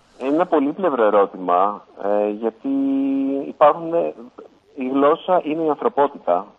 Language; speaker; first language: Greek; native; Greek